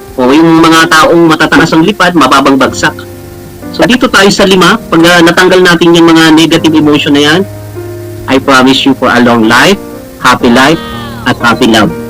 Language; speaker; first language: Filipino; non-native, local second language; Bikol